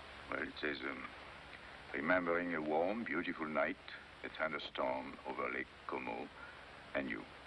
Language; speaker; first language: English; non-native, fluent; French